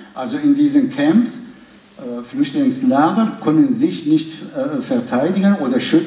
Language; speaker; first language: German; non-native, fluent; Kurdish